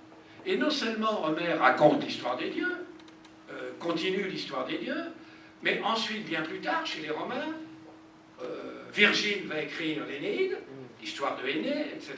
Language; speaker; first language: French; native; French